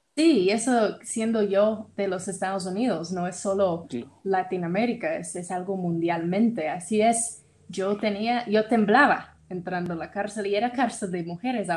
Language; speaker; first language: Spanish; non-native, fluent; English